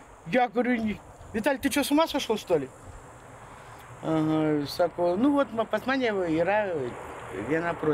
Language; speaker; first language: Russian; non-native, local second language; Lithuanian